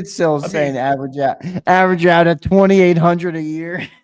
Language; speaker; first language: English; native; English